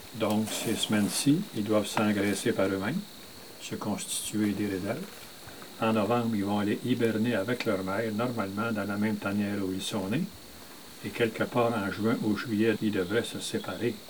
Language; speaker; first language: French; native; French